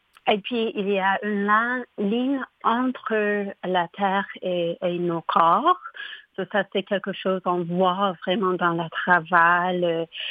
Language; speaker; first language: French; non-native, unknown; English